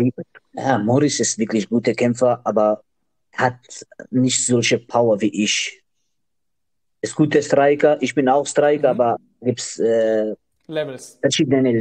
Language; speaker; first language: German; non-native, learner; Georgian